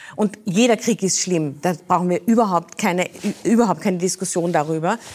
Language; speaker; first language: German; native; German